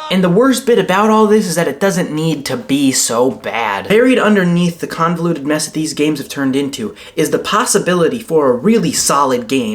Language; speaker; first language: English; native; English